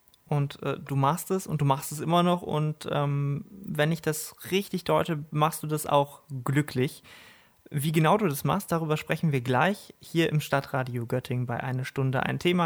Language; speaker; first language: German; native; German